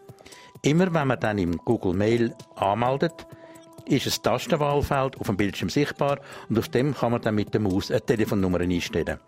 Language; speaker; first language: German; non-native, local second language; Swiss German